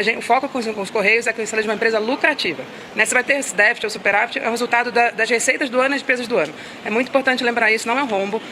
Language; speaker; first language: Portuguese; native; Portuguese